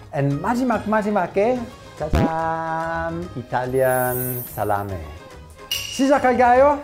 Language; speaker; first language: Korean; non-native, learner; Italian